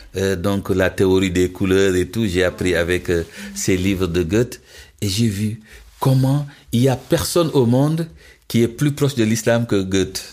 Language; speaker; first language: French; non-native, local second language; Wolof